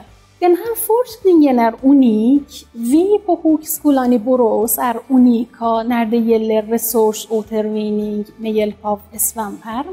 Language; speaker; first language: Swedish; non-native, fluent; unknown